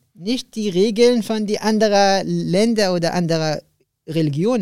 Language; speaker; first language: German; non-native, learner; Arabic